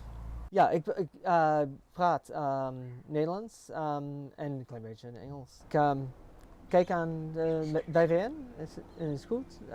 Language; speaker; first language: Dutch; early bilingual, heritage; English